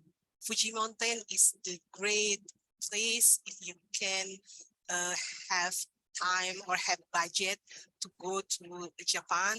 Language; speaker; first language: English; non-native, learner; Indonesian